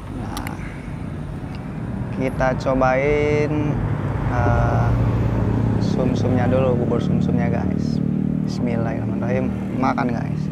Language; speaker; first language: Indonesian; native; Indonesian